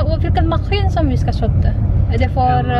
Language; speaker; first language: Swedish; non-native, learner; Indonesian